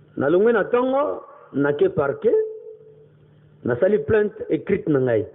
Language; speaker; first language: Lingala; non-native, local second language; Kongo